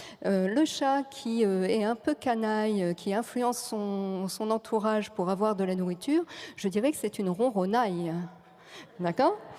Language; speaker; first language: French; native; French